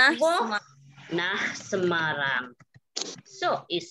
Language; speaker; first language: German; non-native, fluent; Indonesian